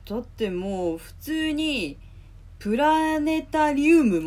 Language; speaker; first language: Japanese; non-native, fluent; Cantonese